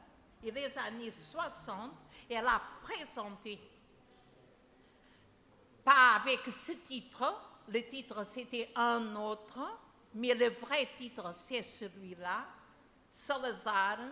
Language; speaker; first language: French; non-native, fluent; Portuguese